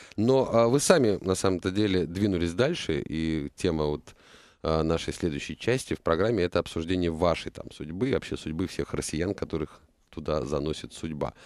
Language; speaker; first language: Russian; native; Russian